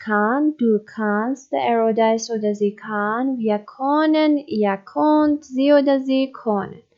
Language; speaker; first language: German; non-native, learner; Persian